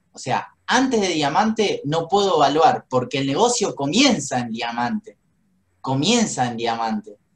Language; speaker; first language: Spanish; native; Spanish